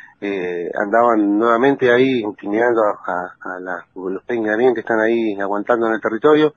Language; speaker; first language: Spanish; native; Spanish